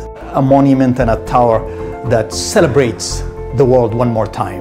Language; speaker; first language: English; non-native, fluent; Arabic